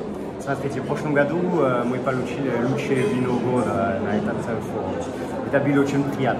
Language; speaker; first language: Russian; non-native, fluent; French